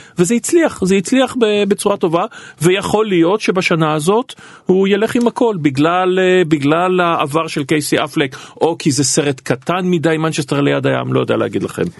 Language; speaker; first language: Hebrew; native; Hebrew